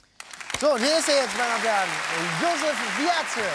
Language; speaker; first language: German; native; German